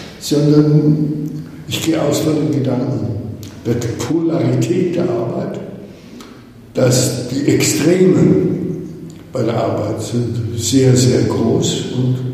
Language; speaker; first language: German; native; German